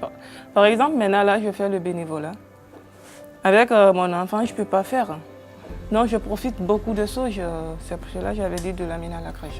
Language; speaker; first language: French; non-native, learner; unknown